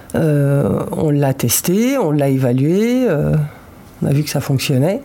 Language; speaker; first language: French; native; French